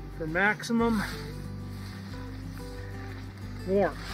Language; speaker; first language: English; native; English